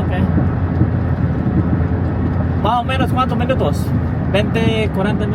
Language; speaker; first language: Spanish; non-native, learner; Pashto